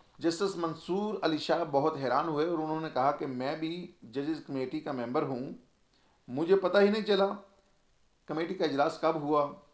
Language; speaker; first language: Urdu; non-native, local second language; Punjabi